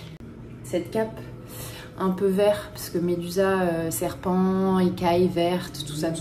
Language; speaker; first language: French; native; French